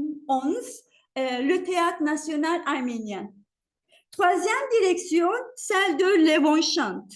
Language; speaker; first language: French; non-native, fluent; Turkish